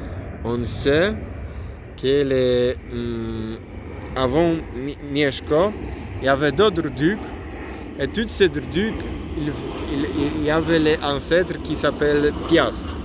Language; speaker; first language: French; non-native, learner; Polish